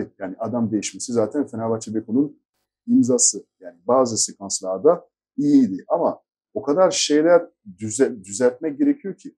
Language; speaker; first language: Turkish; non-native, fluent; French